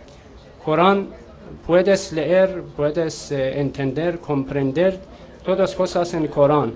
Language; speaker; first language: Spanish; non-native, learner; Persian